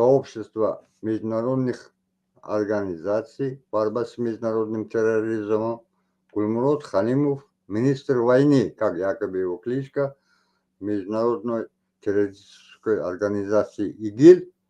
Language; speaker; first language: Russian; non-native, local second language; Tajik